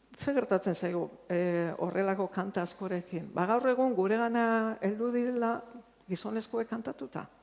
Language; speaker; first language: Basque; native; Basque